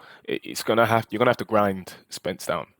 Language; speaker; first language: English; native; English